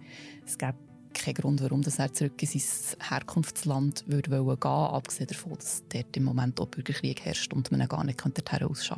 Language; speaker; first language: German; native; German